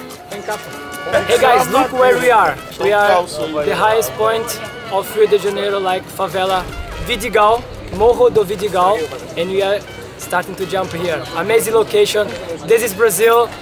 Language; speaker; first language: English; non-native, fluent; Portuguese